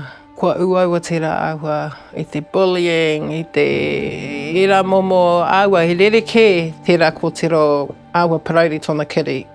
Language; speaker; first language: Māori; non-native, local second language; English